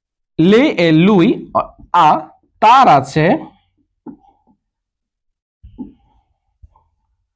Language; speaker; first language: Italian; non-native, learner; Bangla